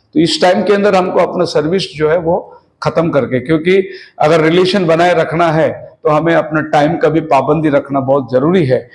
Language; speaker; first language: Hindi; non-native, local second language; Tamil